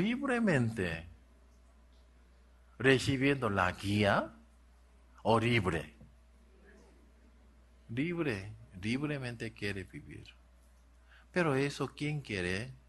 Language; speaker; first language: Spanish; non-native, learner; Korean